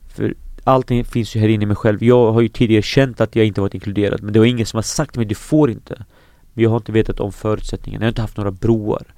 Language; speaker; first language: Swedish; early bilingual, other home language; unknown